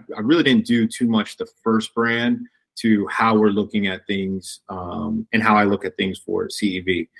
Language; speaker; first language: English; native; English